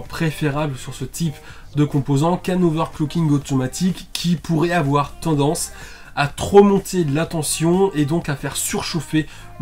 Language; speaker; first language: French; native; French